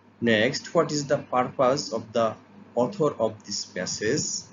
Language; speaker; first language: English; non-native, local second language; Bangla